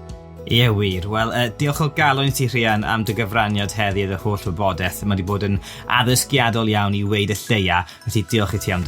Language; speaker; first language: Welsh; native; Welsh